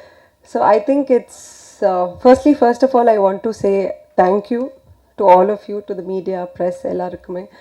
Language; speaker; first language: Tamil; non-native, fluent; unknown